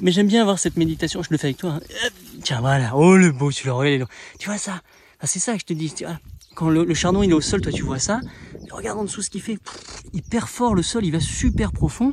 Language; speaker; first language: French; native; French